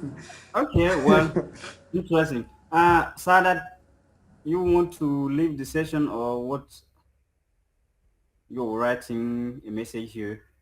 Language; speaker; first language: English; non-native, fluent; French